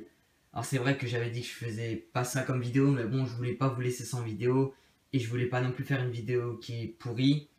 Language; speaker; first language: French; native; French